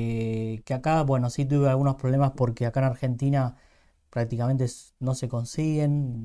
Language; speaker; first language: Spanish; native; Spanish